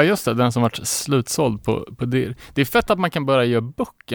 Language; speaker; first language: Swedish; native; Swedish